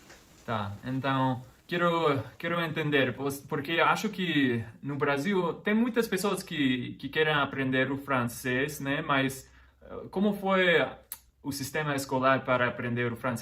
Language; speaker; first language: Portuguese; non-native, fluent; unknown